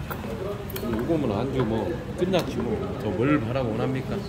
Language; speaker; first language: Korean; native; Korean